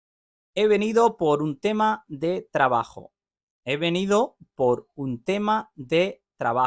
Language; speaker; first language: Spanish; non-native, fluent; Urdu